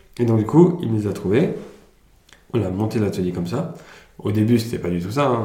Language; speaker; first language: French; early bilingual, other home language; Italian